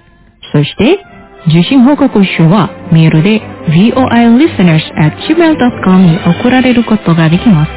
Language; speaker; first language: Japanese; non-native, fluent; Indonesian